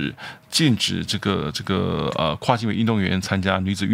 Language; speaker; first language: Chinese; native; Chinese